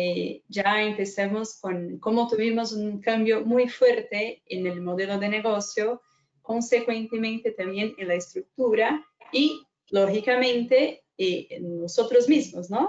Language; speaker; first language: Spanish; non-native, fluent; Portuguese